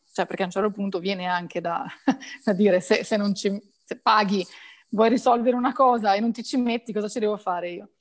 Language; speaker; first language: Italian; native; Italian